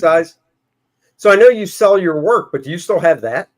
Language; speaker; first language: English; native; English